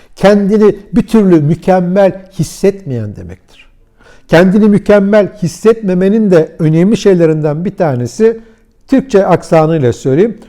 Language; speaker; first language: Turkish; early bilingual, heritage; Turkish